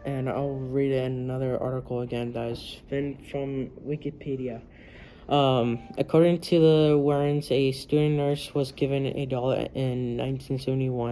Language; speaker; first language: English; native; English